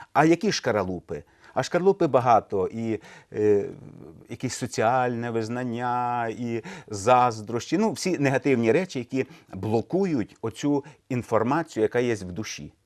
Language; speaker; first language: Ukrainian; native; Ukrainian